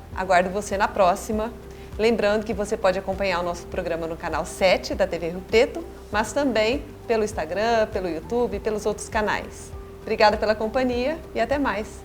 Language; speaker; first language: Portuguese; native; Portuguese